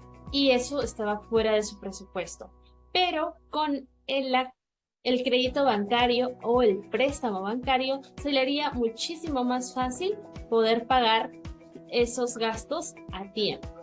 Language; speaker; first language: Spanish; native; Spanish